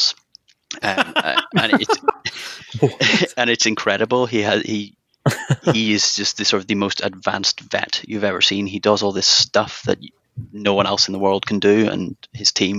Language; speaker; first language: English; native; English